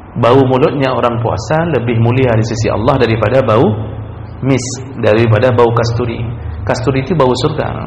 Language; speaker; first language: Malay; non-native, local second language; Achinese